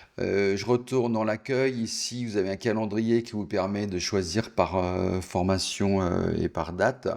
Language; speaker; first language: French; native; French